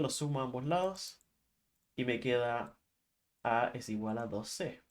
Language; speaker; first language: Spanish; native; Spanish